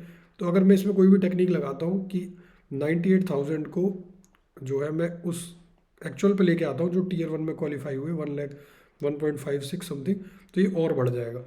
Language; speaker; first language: Hindi; native; Hindi